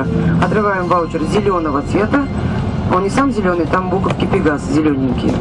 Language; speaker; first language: Russian; native; Russian